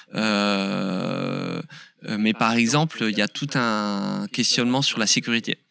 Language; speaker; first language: French; native; French